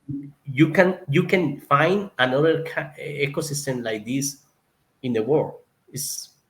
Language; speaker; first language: English; non-native, learner; Spanish